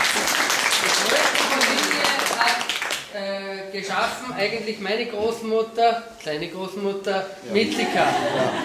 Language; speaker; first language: German; non-native, fluent; Slovenian